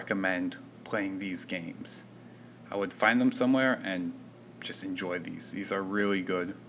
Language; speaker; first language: English; native; English